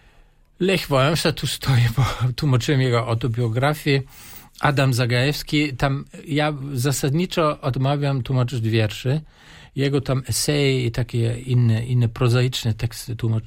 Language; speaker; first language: Polish; non-native, fluent; German